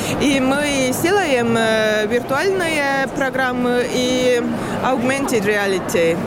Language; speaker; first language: Russian; non-native, learner; Estonian